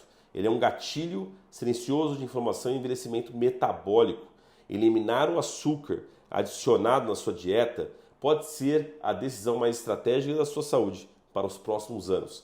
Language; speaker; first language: Portuguese; native; Portuguese